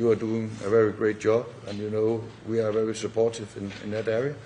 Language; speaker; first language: English; non-native, fluent; Danish